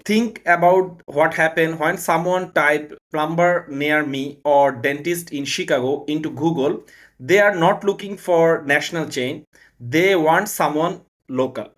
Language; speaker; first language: English; non-native, learner; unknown